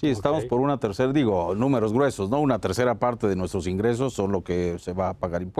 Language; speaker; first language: Spanish; native; Spanish